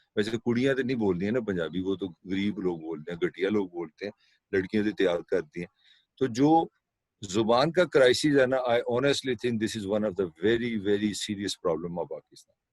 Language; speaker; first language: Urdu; non-native, local second language; Punjabi